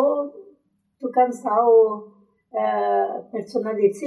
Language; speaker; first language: German; non-native, fluent; Italian